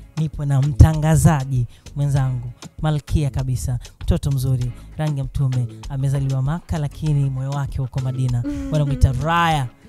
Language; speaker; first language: Swahili; native; Swahili